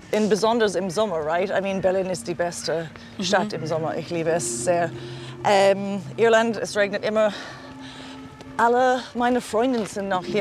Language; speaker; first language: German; non-native, learner; English